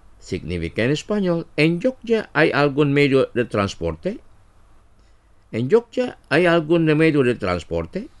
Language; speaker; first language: Spanish; non-native, fluent; Indonesian